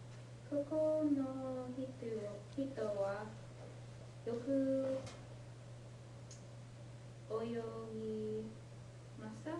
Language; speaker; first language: Japanese; non-native, learner; English